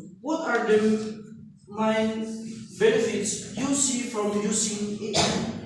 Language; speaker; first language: English; non-native, learner; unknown